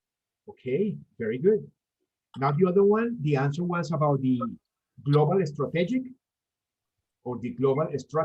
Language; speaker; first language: English; non-native, fluent; Spanish